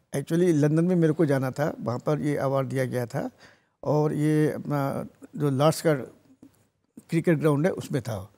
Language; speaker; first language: Hindi; native; Hindi